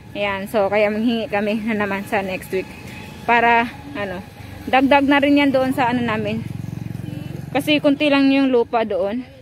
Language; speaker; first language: Filipino; non-native, local second language; Cebuano